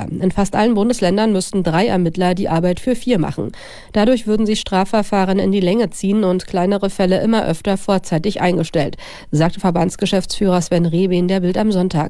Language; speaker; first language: German; native; German